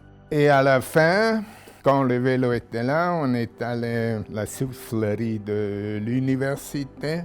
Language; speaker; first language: French; non-native, local second language; German